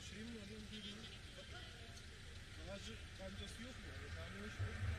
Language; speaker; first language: Turkish; native; Turkish